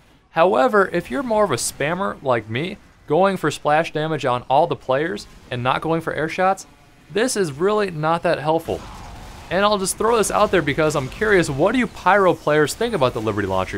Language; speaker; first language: English; native; English